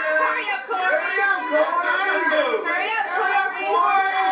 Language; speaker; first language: English; native; English